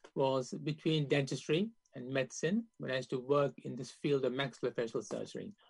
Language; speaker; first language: English; non-native, local second language; Gujarati